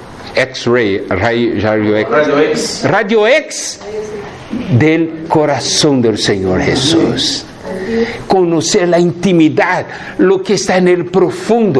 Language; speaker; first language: Spanish; non-native, fluent; Portuguese